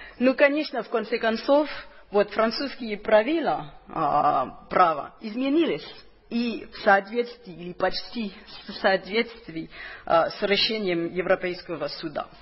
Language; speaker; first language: Russian; non-native, fluent; French